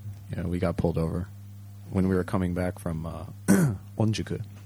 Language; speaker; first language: English; early bilingual, other home language; Japanese